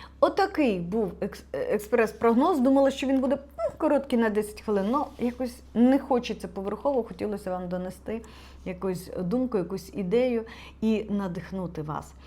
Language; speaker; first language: Ukrainian; non-native, local second language; Russian